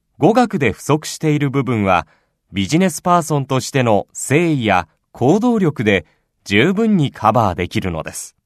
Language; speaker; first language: Japanese; native; Japanese